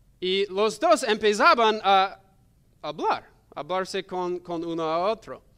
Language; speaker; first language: Spanish; non-native, learner; English